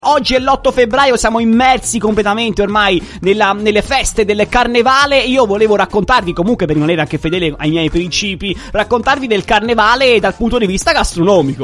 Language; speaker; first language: Italian; native; Italian